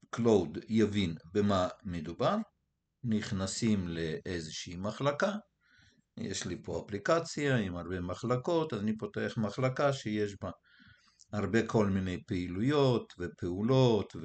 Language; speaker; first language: Hebrew; early bilingual, other home language; Russian